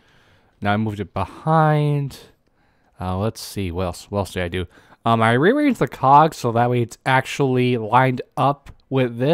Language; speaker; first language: English; native; English